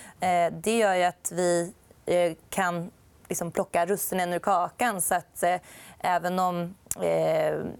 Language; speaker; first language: Swedish; native; Swedish